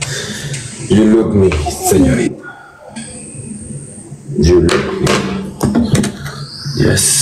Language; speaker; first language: English; non-native, learner; Spanish